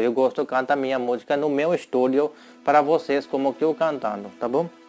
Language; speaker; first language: Portuguese; non-native, learner; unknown